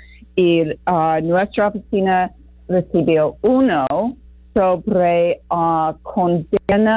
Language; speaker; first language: Spanish; non-native, fluent; English